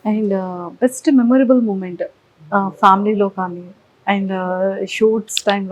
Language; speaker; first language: Telugu; native; Telugu